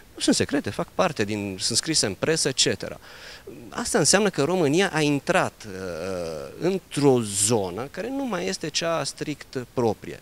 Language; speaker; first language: Romanian; early bilingual, heritage; Romanian